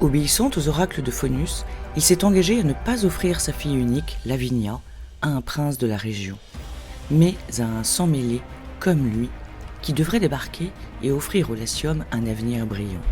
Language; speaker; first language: French; native; French